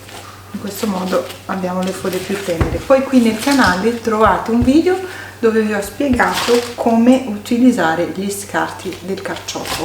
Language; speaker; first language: Italian; native; Italian